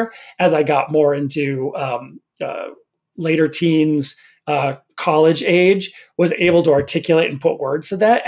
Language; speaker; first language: English; native; English